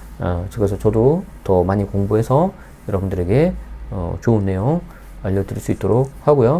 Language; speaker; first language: Korean; native; Korean